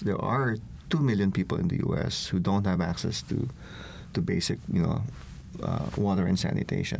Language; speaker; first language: English; non-native, local second language; Filipino